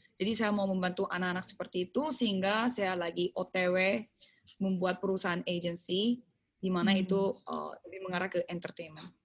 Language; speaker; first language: Indonesian; early bilingual, other home language; Korean